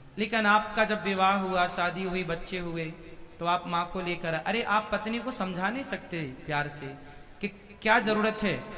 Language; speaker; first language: Hindi; native; Hindi